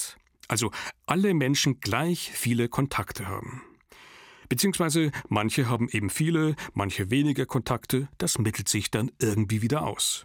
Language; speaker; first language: German; native; German